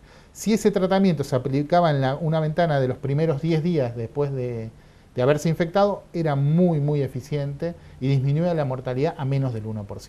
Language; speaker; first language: Spanish; native; Spanish